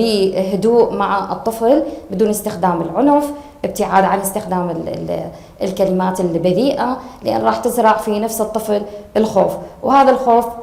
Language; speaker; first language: Arabic; native; Arabic